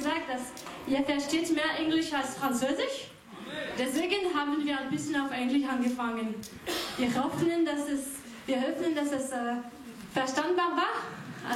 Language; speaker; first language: German; non-native, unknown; French